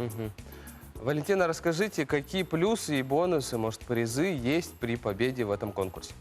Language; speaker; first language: Russian; native; Russian